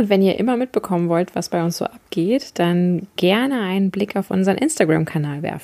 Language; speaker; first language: German; native; German